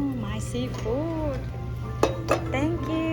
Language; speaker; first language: English; non-native, learner; Thai